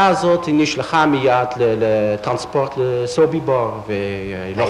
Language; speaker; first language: Hebrew; non-native, fluent; Dutch